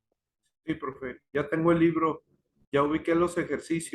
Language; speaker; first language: Spanish; native; Spanish